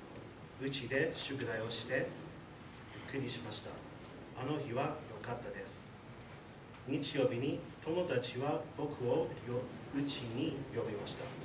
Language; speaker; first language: Japanese; non-native, learner; English